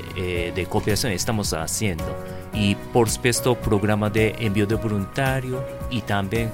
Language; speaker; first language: Spanish; non-native, learner; Japanese